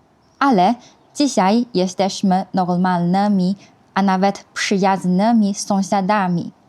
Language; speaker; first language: Polish; non-native, fluent; Chinese